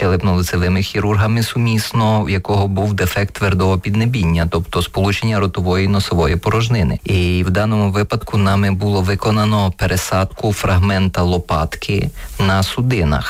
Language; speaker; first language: Ukrainian; native; Ukrainian